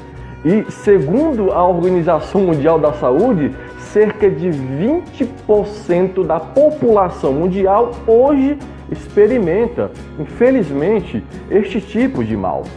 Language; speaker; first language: Portuguese; native; Portuguese